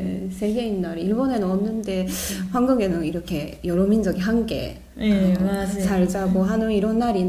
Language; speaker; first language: Korean; non-native, fluent; Japanese